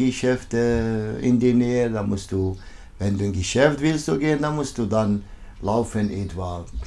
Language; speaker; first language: German; non-native, learner; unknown